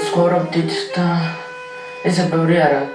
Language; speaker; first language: Georgian; early bilingual, heritage; Georgian